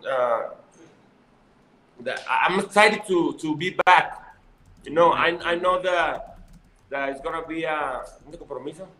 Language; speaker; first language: English; non-native, learner; Spanish